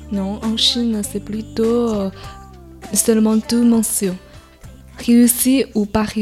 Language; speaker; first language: French; non-native, fluent; Chinese